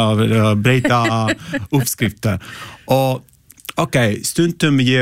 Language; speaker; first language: Icelandic; non-native, learner; Italian